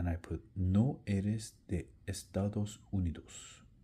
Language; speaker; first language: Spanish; non-native, learner; English